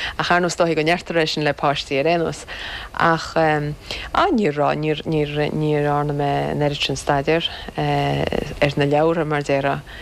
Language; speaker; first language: Irish; native; Irish